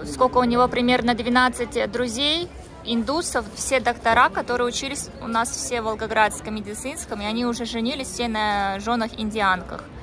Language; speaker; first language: Russian; native; Russian